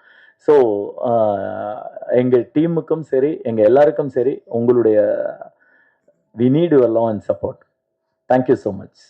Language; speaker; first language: Tamil; native; Tamil